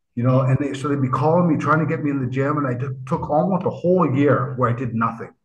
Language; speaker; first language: English; native; English